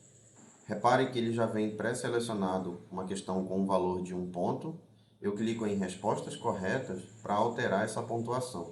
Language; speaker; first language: Portuguese; native; Portuguese